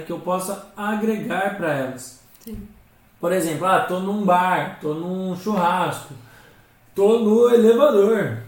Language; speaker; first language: Portuguese; native; Portuguese